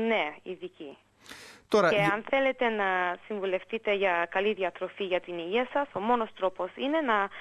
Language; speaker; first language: Greek; early bilingual, heritage; English